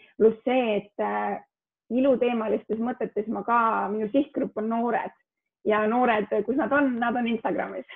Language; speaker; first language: Estonian; early bilingual, heritage; Estonian